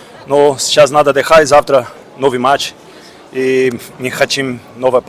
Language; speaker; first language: Russian; non-native, learner; Portuguese